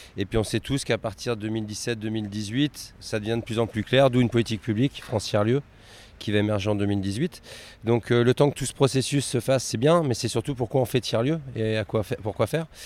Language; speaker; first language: French; native; French